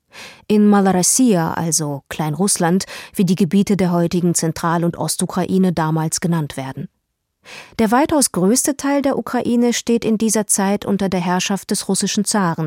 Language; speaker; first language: German; native; German